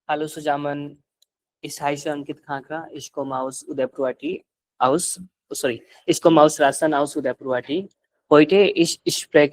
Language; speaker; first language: German; non-native, learner; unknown